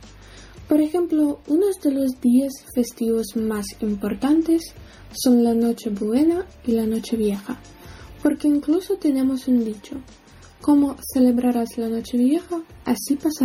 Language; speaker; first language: Spanish; non-native, learner; Ukrainian